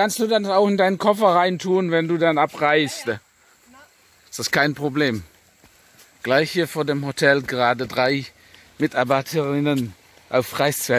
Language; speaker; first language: German; non-native, learner; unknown